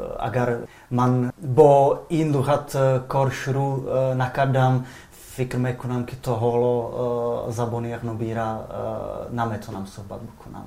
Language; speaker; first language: Persian; non-native, fluent; Czech